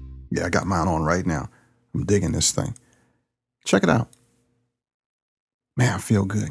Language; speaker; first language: English; native; English